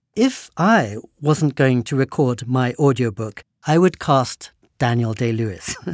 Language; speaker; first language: English; native; English